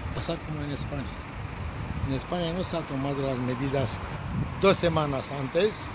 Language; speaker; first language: Spanish; non-native, learner; Romanian